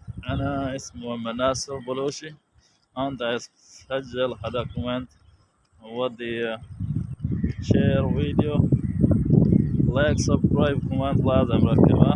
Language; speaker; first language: Arabic; non-native, learner; Saraiki